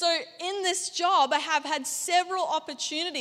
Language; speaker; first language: English; native; English